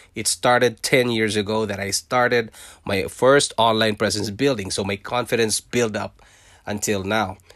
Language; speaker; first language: English; non-native, local second language; Filipino